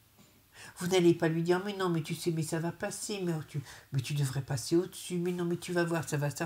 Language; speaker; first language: French; native; French